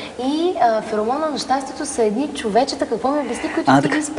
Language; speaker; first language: Bulgarian; native; Bulgarian